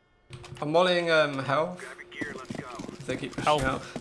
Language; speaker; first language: English; native; English